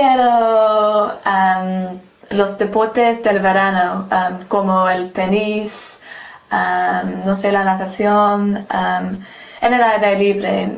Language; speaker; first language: Spanish; non-native, learner; English